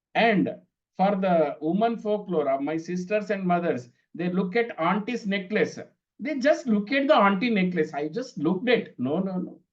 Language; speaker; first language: English; non-native, local second language; Kannada